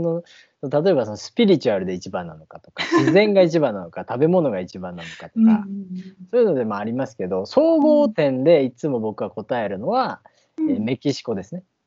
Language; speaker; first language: Japanese; native; Japanese